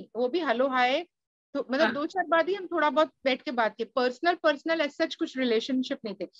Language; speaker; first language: Hindi; native; Hindi